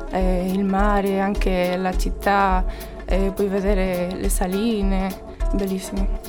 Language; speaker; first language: Italian; non-native, learner; Spanish